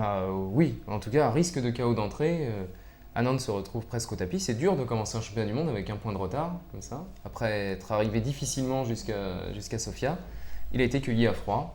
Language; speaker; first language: French; native; French